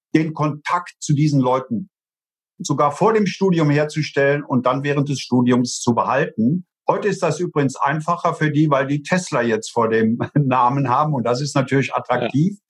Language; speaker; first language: German; native; German